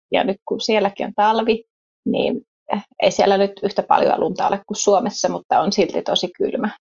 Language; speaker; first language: Finnish; native; Finnish